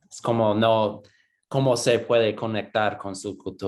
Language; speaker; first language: Spanish; non-native, fluent; English